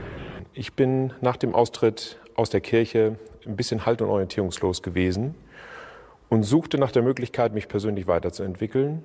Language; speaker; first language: German; native; German